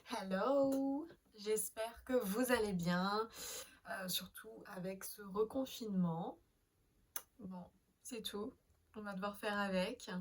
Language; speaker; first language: French; native; French